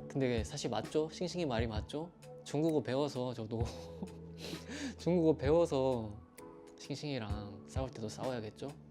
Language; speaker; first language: Korean; native; Korean